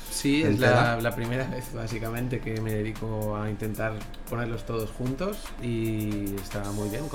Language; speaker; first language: Spanish; native; Spanish